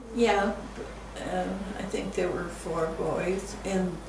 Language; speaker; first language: English; native; English